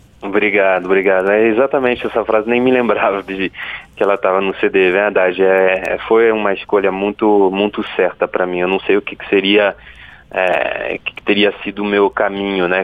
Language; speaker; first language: Portuguese; non-native, fluent; French